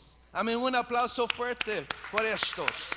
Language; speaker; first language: Spanish; early bilingual, heritage; English